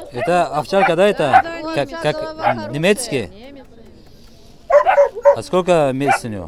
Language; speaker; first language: Russian; non-native, local second language; Uzbek